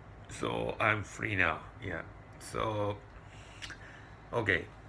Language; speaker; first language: English; non-native, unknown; Japanese